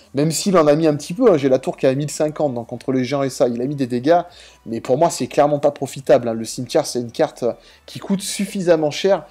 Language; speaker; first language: French; native; French